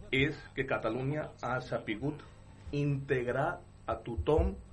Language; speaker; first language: Catalan; non-native, fluent; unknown